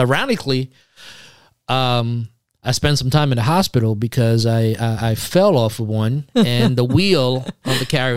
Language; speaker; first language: English; early bilingual, other home language; Spanish